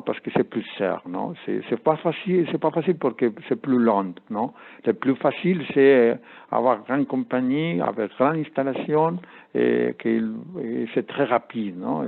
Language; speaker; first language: French; non-native, learner; Spanish